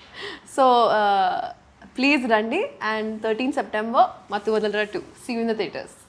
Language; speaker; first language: Telugu; non-native, local second language; Urdu